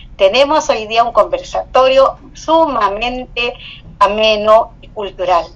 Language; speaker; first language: Spanish; native; Spanish